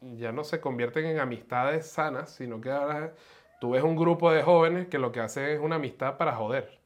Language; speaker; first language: Spanish; native; Spanish